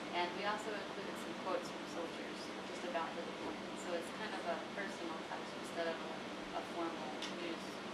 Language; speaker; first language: English; native; English